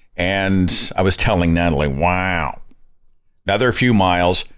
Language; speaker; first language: English; native; English